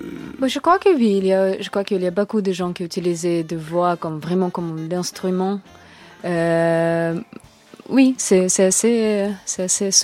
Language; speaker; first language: French; non-native, learner; Russian